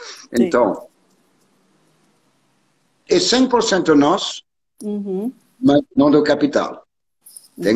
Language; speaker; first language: Portuguese; non-native, learner; French